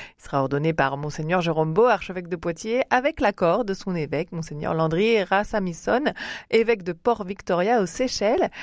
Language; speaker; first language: French; native; French